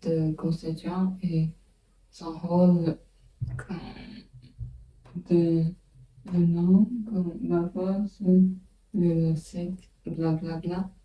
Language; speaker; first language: French; non-native, learner; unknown